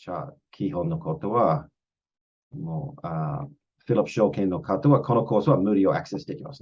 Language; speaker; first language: Japanese; non-native, fluent; English